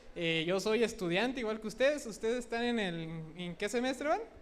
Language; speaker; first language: Spanish; native; Spanish